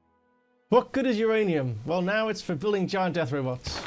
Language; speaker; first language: English; native; English